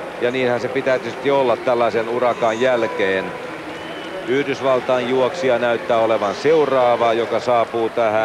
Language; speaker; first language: Finnish; native; Finnish